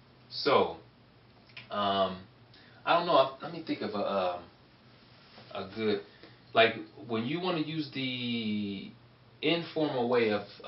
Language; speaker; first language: English; native; English